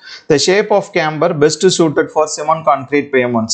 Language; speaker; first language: English; non-native, local second language; Tamil